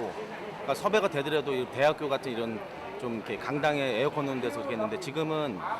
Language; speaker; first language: Korean; native; Korean